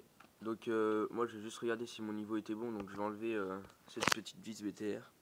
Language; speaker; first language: French; native; French